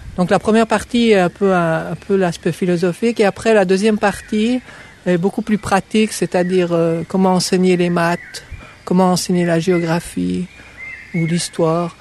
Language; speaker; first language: French; native; French